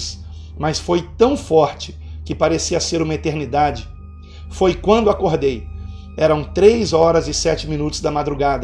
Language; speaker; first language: Portuguese; native; Portuguese